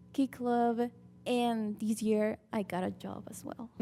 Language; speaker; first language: English; early bilingual, other home language; Spanish